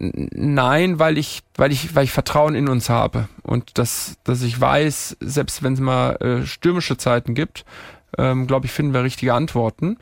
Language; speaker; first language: German; native; German